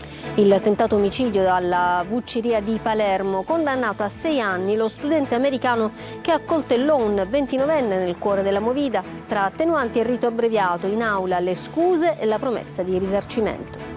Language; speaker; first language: Italian; native; Italian